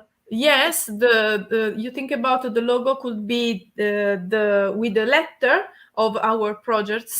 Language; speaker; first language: English; non-native, learner; Italian